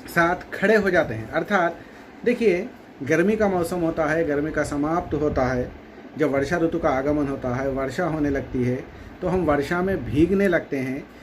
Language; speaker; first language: Hindi; non-native, local second language; Telugu